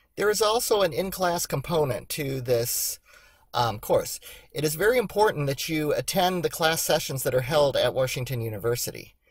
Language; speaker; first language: English; native; English